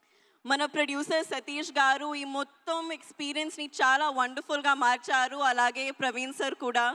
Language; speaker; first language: Telugu; non-native, local second language; Hindi